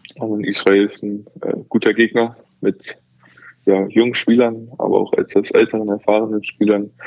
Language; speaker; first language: German; native; German